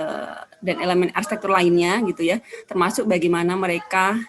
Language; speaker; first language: Indonesian; native; Indonesian